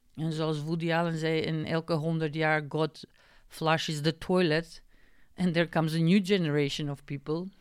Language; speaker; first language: Dutch; non-native, fluent; Macedonian